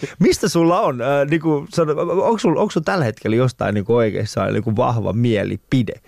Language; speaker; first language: Finnish; early bilingual, other home language; Persian